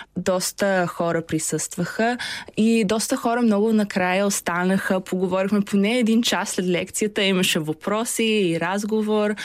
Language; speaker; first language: Bulgarian; early bilingual, heritage; Bulgarian